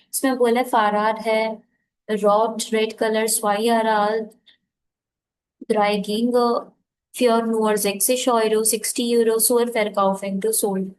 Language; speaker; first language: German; non-native, fluent; Hindi